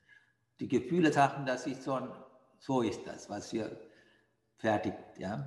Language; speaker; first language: German; non-native, fluent; Sinhala